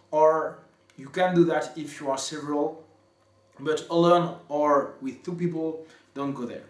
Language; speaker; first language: English; non-native, fluent; French